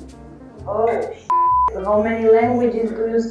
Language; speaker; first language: English; non-native, learner; Romanian